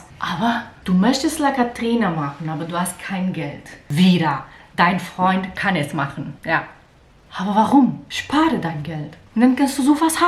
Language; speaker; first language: German; non-native, learner; Portuguese